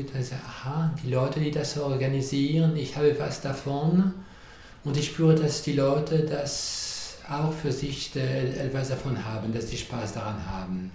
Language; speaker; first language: German; non-native, fluent; French